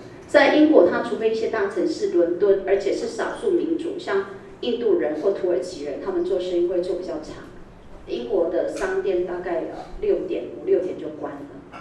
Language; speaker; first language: Chinese; native; Chinese